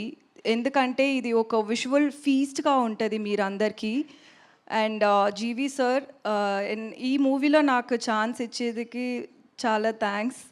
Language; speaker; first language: Telugu; non-native, learner; Tamil